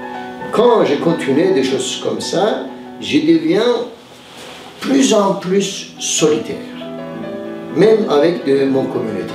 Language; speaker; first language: French; non-native, fluent; Turkish